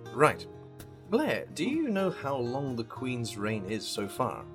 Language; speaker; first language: English; native; English